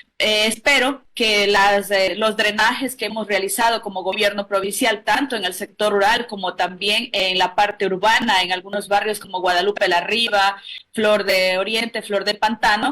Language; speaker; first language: Spanish; native; Spanish